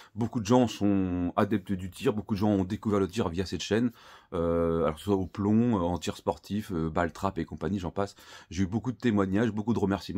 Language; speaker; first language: French; native; French